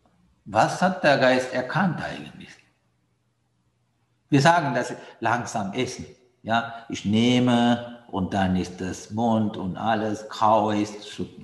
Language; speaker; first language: German; non-native, fluent; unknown